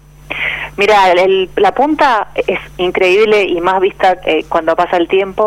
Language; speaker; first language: Spanish; native; Spanish